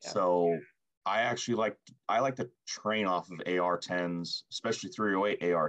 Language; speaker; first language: English; native; English